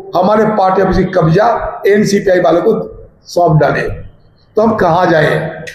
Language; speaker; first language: Hindi; non-native, local second language; Bangla